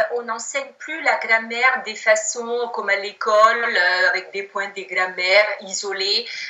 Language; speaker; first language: French; non-native, fluent; Italian